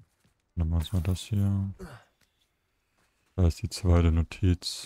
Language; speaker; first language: German; native; German